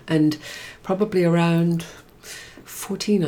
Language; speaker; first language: English; native; English